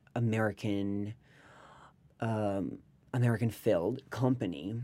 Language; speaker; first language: English; non-native, fluent; Spanish